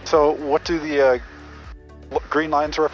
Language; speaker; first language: English; native; English